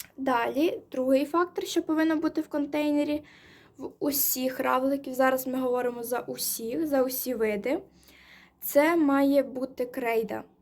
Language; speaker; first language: Ukrainian; non-native, local second language; Russian